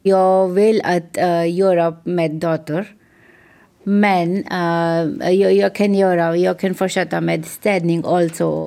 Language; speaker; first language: Swedish; non-native, learner; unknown